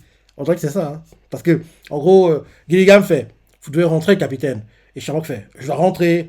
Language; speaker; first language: French; native; French